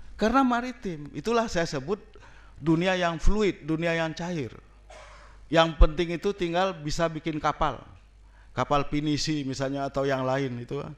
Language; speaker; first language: Indonesian; non-native, local second language; Minangkabau